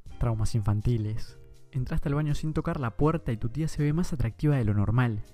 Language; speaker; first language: Spanish; native; Spanish